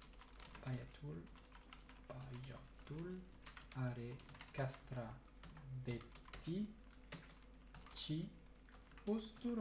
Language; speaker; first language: Romanian; non-native, learner; French